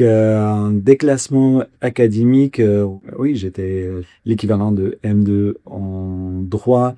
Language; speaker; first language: French; non-native, fluent; Kurdish